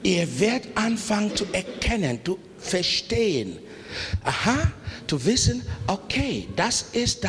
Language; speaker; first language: German; non-native, learner; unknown